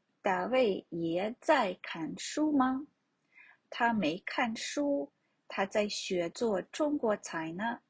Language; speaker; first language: Chinese; non-native, fluent; Ukrainian